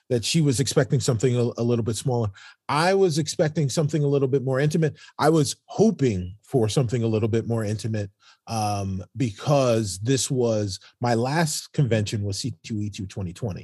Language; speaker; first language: English; native; English